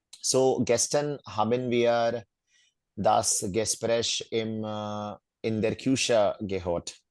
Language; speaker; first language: German; non-native, fluent; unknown